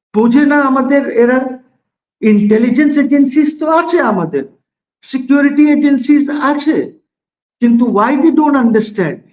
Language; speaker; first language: English; non-native, local second language; Bangla